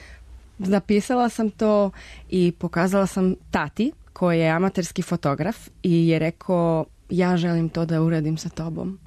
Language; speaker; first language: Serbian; non-native, fluent; Spanish